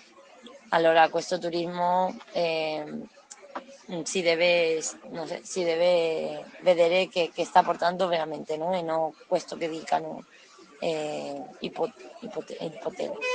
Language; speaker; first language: Italian; non-native, learner; Spanish